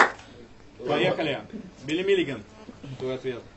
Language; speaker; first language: Russian; native; Russian